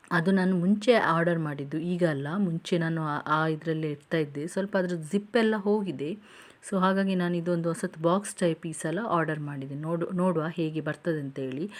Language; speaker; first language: Kannada; non-native, local second language; Tulu